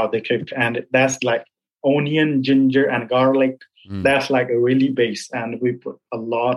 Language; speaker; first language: English; non-native, local second language; Punjabi